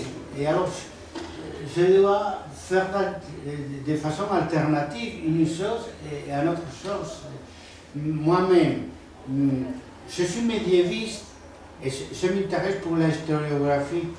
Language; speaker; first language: French; non-native, fluent; Spanish